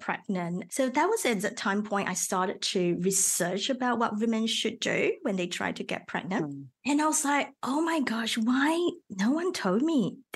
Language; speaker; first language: English; non-native, local second language; Chinese